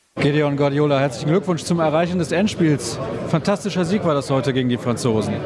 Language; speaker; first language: German; native; German